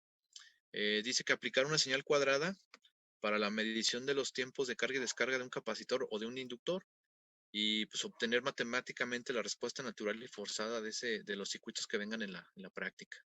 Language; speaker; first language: Spanish; native; Spanish